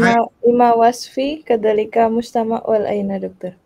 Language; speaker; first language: Arabic; non-native, learner; Malay